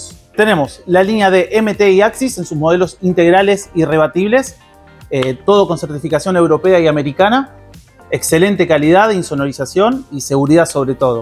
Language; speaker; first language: Spanish; native; Spanish